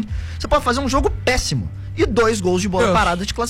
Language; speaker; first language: Portuguese; native; Portuguese